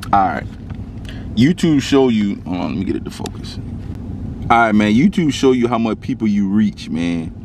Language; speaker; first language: English; native; English